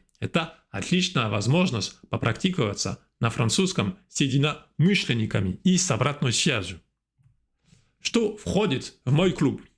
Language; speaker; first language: Russian; non-native, fluent; French